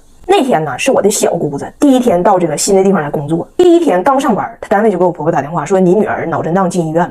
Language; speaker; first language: Chinese; native; Chinese